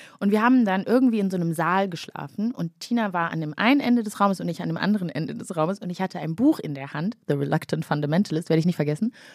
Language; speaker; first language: German; early bilingual, other home language; Kinyarwanda